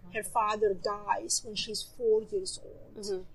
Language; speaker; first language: English; non-native, fluent; Somali